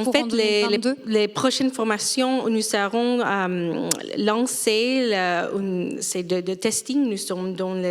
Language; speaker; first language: French; non-native, fluent; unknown